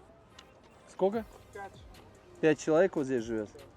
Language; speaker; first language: Russian; native; Russian